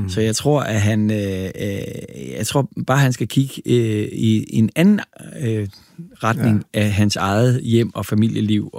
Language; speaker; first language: Danish; native; Danish